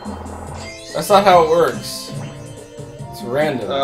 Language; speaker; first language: English; native; English